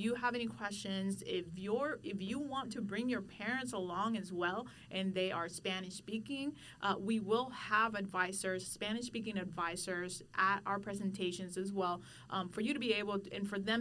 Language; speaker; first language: English; non-native, fluent; Spanish